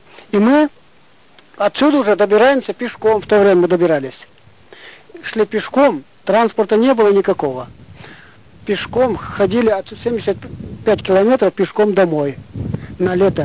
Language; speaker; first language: Russian; non-native, local second language; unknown